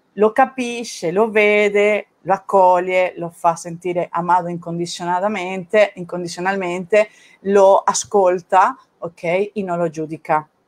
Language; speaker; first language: Italian; non-native, fluent; Spanish